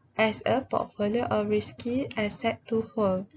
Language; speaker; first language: English; non-native, local second language; Malay